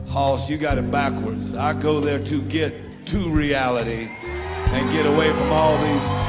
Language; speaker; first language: English; native; English